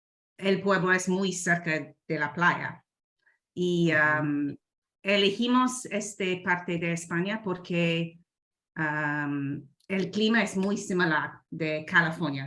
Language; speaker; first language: Spanish; non-native, learner; English